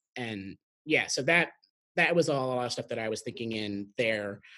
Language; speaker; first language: English; native; English